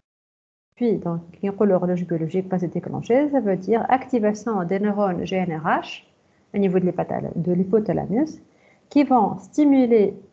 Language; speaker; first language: French; non-native, local second language; Arabic